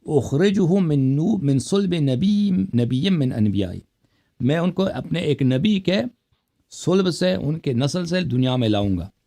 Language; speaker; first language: Urdu; non-native, fluent; Persian